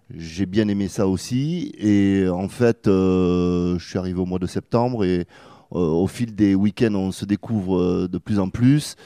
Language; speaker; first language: French; native; French